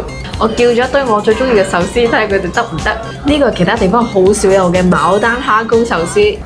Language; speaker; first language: Cantonese; native; Cantonese